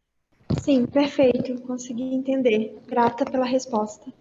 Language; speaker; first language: Portuguese; native; Portuguese